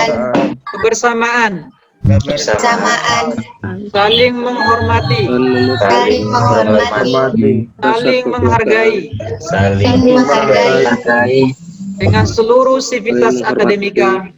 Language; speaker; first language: Malay; native; Malay